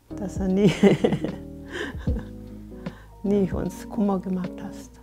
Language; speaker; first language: German; non-native, fluent; Korean